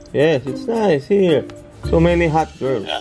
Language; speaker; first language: English; non-native, local second language; Filipino